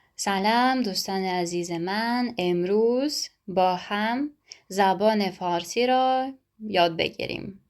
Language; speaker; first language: Persian; non-native, fluent; Ukrainian